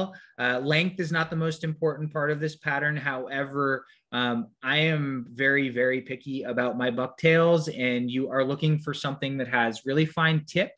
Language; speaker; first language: English; native; English